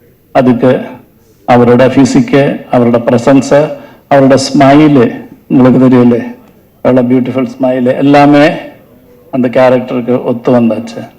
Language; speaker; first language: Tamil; non-native, learner; Malayalam